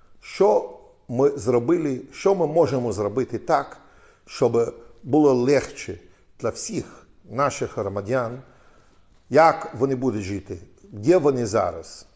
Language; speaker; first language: Ukrainian; non-native, fluent; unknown